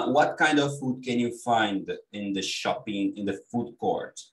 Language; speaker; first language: English; non-native, fluent; Portuguese